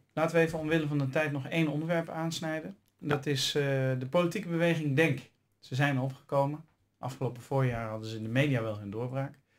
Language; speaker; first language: Dutch; native; Dutch